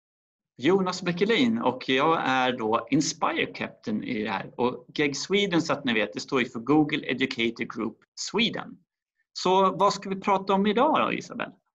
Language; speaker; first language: Swedish; native; Swedish